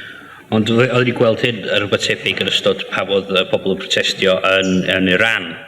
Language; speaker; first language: Welsh; native; Welsh